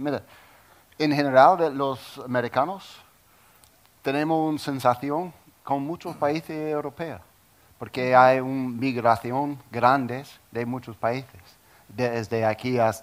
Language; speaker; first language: Spanish; non-native, learner; English